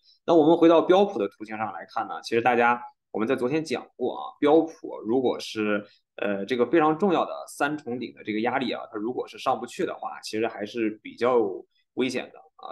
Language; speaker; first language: Chinese; native; Chinese